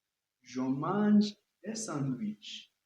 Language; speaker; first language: French; non-native, learner; Kinyarwanda